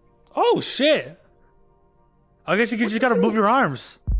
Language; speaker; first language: English; native; English